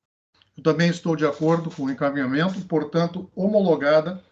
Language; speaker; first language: Portuguese; native; Portuguese